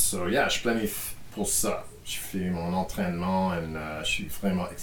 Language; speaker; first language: French; non-native, fluent; English